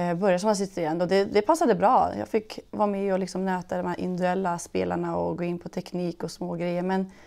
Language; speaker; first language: Swedish; early bilingual, other home language; Persian